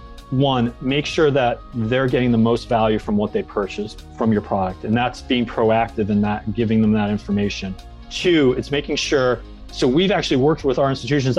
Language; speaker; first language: English; native; English